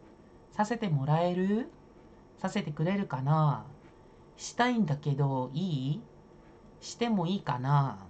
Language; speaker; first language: Japanese; non-native, fluent; Indonesian